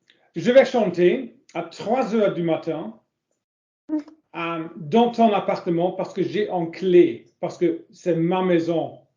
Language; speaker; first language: French; non-native, learner; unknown